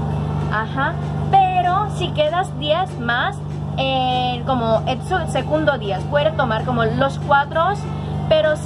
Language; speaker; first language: Spanish; non-native, learner; Thai